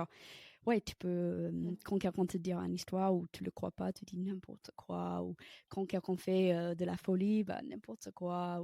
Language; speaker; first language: French; non-native, fluent; English